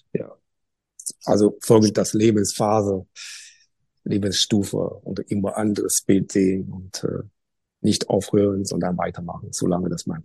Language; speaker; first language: German; non-native, learner; Chinese